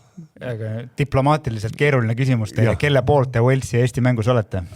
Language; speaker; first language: Estonian; native; Estonian